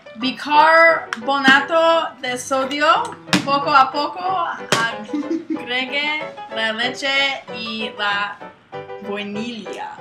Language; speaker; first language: Spanish; non-native, learner; English